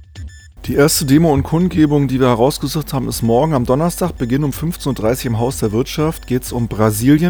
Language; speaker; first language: German; native; German